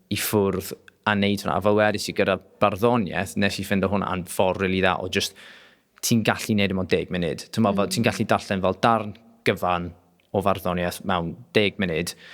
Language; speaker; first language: Welsh; non-native, local second language; English